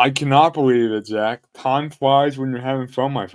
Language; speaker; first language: English; native; English